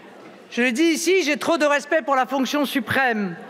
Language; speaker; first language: French; native; French